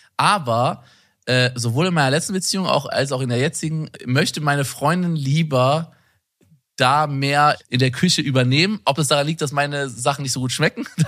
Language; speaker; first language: German; native; German